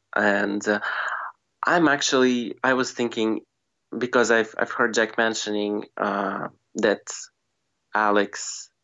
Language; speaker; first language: English; non-native, fluent; Russian